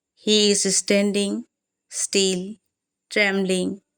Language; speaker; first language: English; non-native, local second language; Assamese